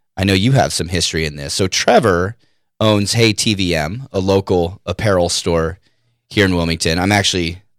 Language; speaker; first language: English; native; English